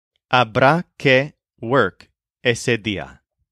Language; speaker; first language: Spanish; non-native, fluent; English